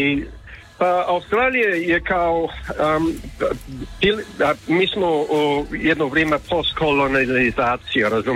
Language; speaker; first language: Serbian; early bilingual, heritage; Croatian